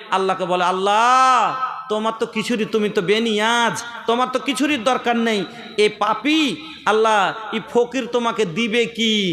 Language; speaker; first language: Bangla; non-native, local second language; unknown